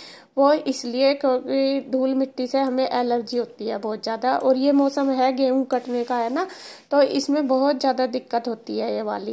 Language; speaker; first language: Hindi; native; Hindi